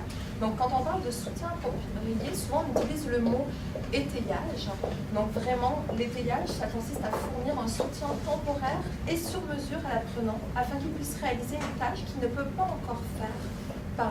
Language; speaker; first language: French; native; French